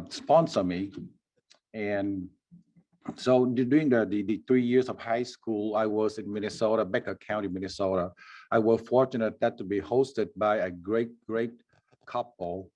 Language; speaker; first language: English; non-native, fluent; Vietnamese